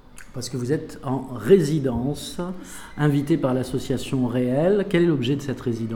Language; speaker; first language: French; native; French